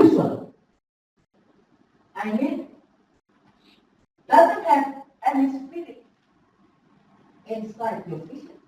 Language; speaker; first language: English; non-native, fluent; Indonesian